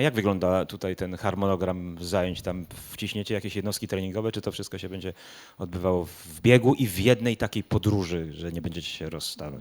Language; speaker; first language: Polish; native; Polish